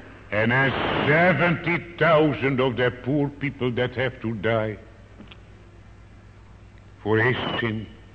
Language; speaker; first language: English; non-native, fluent; Dutch